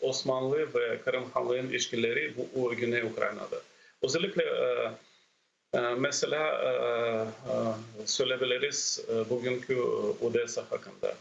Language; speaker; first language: Turkish; non-native, fluent; Ukrainian